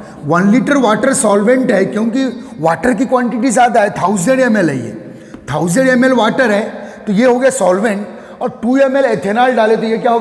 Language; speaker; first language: Hindi; native; Hindi